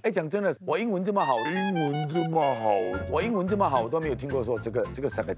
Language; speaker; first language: Chinese; native; Chinese